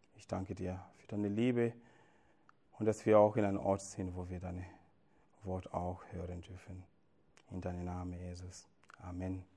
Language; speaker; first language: German; non-native, fluent; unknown